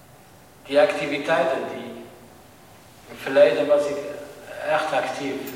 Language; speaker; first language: Dutch; non-native, learner; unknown